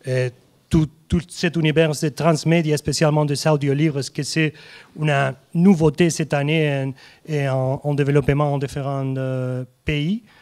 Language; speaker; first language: French; non-native, fluent; Spanish